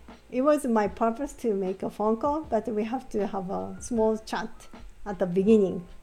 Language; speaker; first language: English; non-native, fluent; Japanese